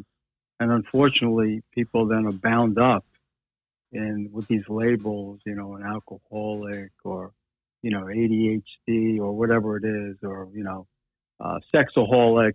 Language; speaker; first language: English; native; English